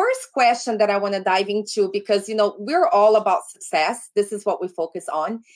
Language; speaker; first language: English; non-native, fluent; Portuguese